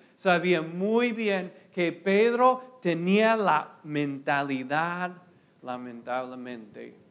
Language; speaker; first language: Spanish; non-native, fluent; English